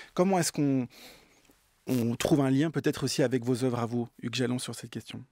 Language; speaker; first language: French; native; French